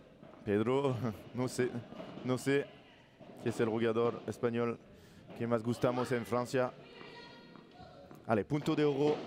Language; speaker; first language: Spanish; non-native, learner; French